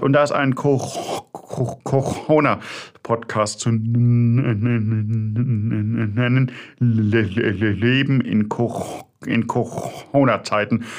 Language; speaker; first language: German; native; German